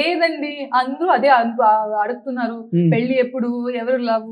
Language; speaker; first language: Telugu; non-native, learner; Tulu